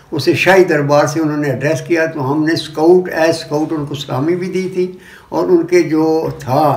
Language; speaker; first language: Urdu; native; Urdu